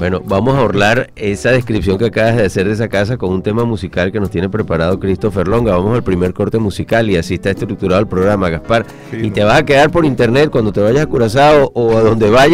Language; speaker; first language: Spanish; native; Spanish